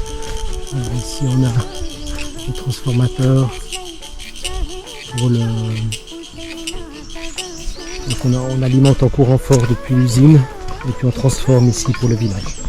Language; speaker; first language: French; native; French